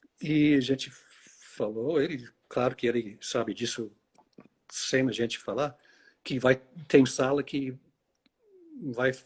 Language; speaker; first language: Portuguese; non-native, fluent; English